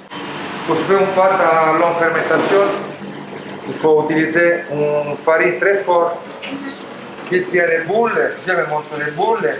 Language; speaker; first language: French; non-native, learner; Italian